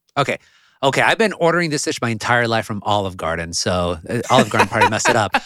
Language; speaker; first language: English; early bilingual, other home language; Spanish